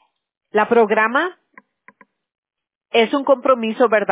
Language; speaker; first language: Spanish; early bilingual, heritage; Spanish